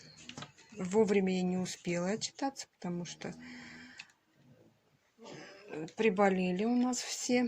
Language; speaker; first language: Russian; native; Russian